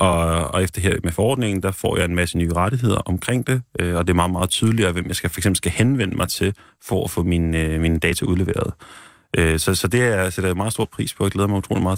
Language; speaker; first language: Danish; native; Danish